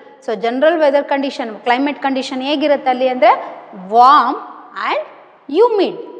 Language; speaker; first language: English; non-native, local second language; Kannada